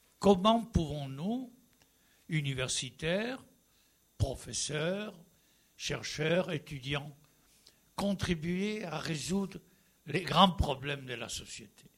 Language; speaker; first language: French; non-native, fluent; Spanish